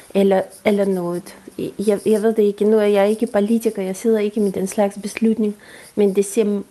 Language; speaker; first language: Danish; non-native, fluent; Russian